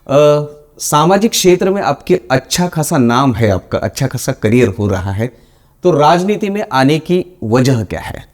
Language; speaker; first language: Hindi; non-native, local second language; Marathi